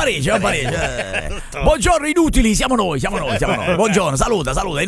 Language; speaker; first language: Italian; native; Italian